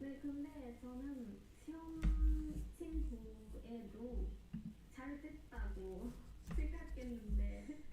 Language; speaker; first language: Korean; non-native, fluent; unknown